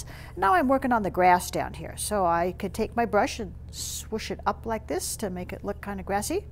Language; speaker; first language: English; native; English